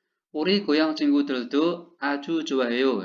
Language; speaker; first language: Korean; non-native, fluent; Indonesian